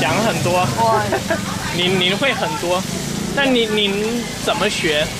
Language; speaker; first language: Chinese; non-native, fluent; English